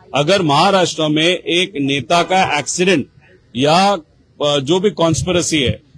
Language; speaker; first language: Hindi; non-native, local second language; Marathi